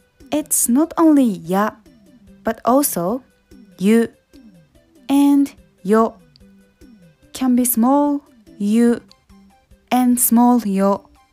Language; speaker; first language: English; non-native, fluent; Japanese